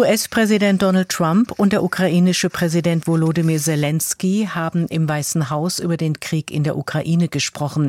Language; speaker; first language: German; native; German